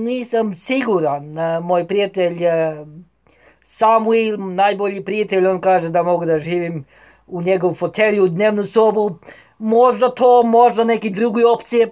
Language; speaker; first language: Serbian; non-native, fluent; Norwegian